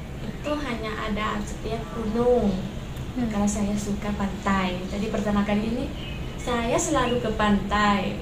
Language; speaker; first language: Indonesian; non-native, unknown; Thai